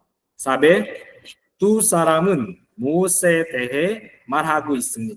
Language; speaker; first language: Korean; non-native, fluent; Filipino